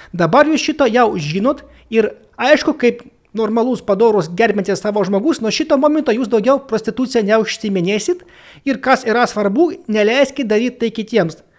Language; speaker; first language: Lithuanian; non-native, local second language; Russian